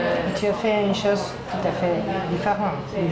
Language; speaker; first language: French; non-native, learner; Spanish